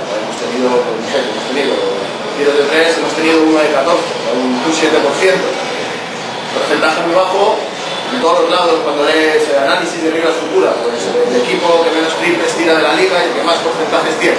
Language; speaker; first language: Spanish; native; Spanish